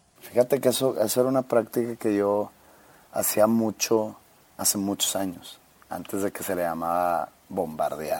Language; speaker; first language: Spanish; native; Spanish